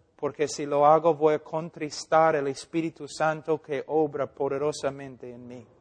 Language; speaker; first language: Spanish; non-native, fluent; English